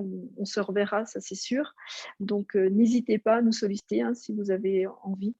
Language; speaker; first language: French; native; French